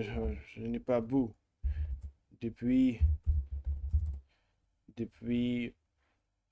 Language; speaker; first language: French; non-native, learner; Russian